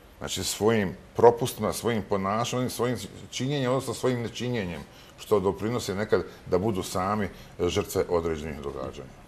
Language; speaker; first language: Bosnian; native; Bosnian